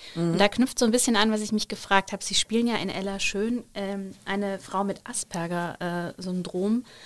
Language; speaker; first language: German; native; German